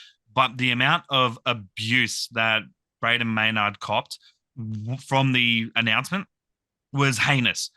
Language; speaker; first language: English; native; English